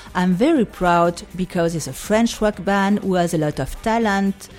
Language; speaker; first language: English; non-native, fluent; French